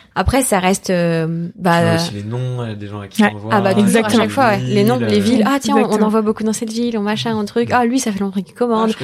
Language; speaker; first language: French; native; French